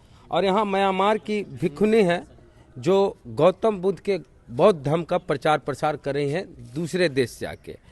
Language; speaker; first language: Hindi; native; Hindi